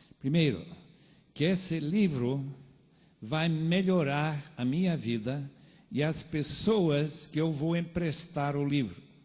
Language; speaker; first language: Portuguese; non-native, fluent; English